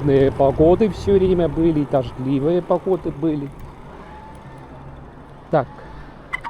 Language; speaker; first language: Russian; non-native, local second language; Estonian